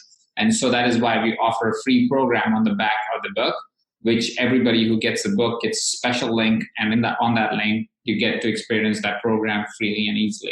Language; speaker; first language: English; non-native, local second language; Hindi